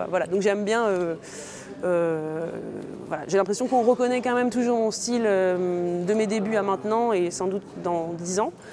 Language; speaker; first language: French; native; French